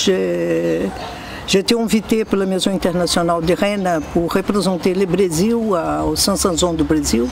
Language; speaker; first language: French; non-native, fluent; Portuguese